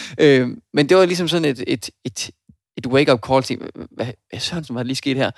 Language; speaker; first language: Danish; native; Danish